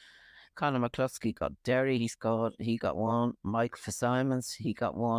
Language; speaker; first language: English; native; English